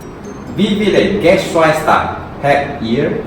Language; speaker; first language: German; non-native, learner; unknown